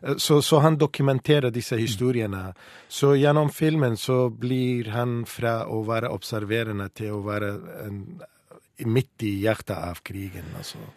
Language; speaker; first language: Norwegian; non-native, fluent; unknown